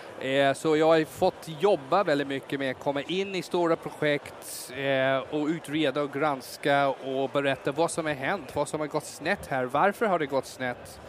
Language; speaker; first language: Swedish; non-native, fluent; English